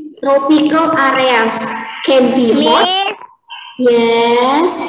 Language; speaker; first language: English; non-native, learner; Indonesian